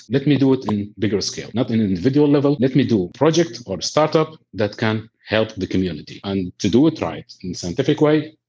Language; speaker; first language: English; non-native, fluent; Arabic